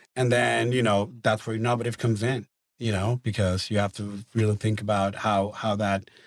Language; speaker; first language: English; non-native, fluent; Spanish